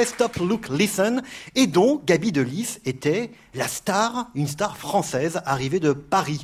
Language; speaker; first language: French; native; French